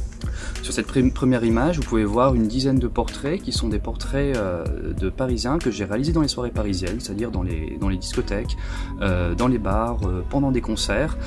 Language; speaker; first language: French; native; French